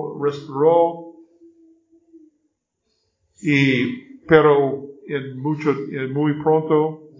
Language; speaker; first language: Spanish; non-native, learner; English